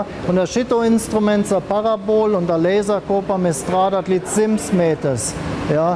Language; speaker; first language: Latvian; non-native, learner; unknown